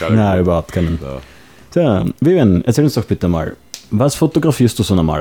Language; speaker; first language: German; native; German